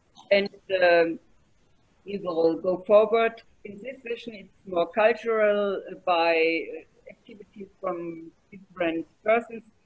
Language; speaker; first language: English; non-native, fluent; German